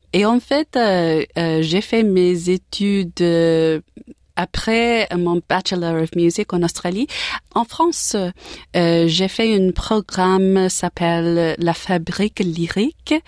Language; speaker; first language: French; non-native, learner; English